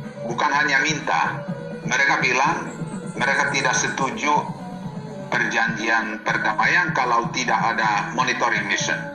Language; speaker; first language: Indonesian; non-native, fluent; Finnish